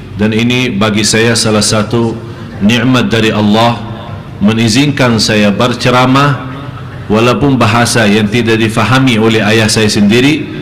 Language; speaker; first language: Malay; non-native, fluent; Arabic